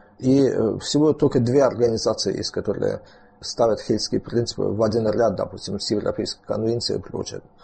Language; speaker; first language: Russian; non-native, local second language; Azerbaijani